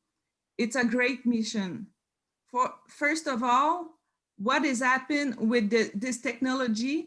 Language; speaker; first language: English; non-native, learner; French